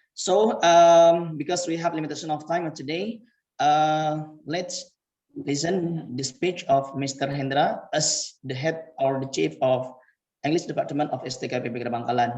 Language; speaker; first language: English; non-native, fluent; Indonesian